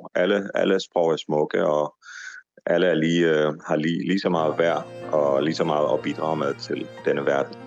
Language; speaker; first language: Danish; non-native, fluent; Hebrew